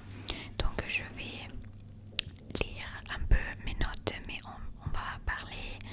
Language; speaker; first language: French; non-native, learner; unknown